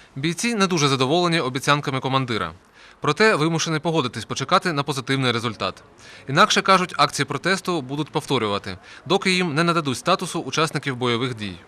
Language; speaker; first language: Ukrainian; native; Ukrainian